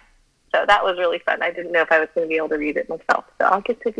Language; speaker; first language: English; early bilingual, other home language; Chinese